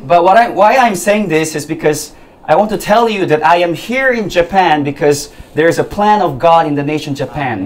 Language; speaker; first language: English; non-native, fluent; Korean